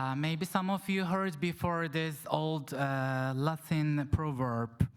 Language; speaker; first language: English; non-native, fluent; Turkish